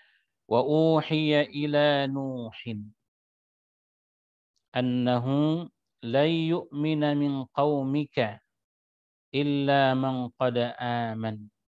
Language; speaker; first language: Arabic; non-native, fluent; Malay